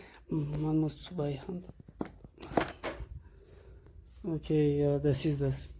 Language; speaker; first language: German; non-native, fluent; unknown